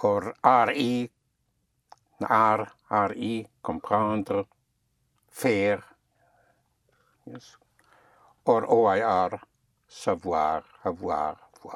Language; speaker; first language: French; non-native, fluent; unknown